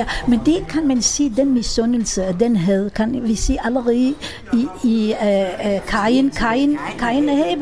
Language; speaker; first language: Danish; non-native, fluent; Hebrew